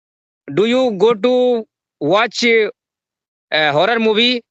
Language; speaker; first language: English; non-native, learner; Hindi